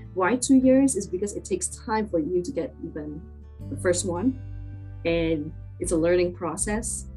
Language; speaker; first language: English; non-native, local second language; Chinese